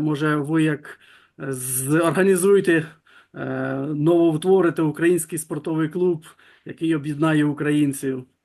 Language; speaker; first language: Ukrainian; native; Ukrainian